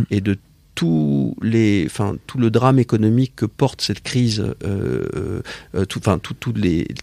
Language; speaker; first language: French; native; French